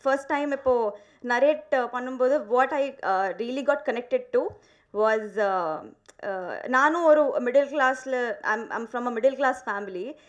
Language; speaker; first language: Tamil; non-native, learner; Telugu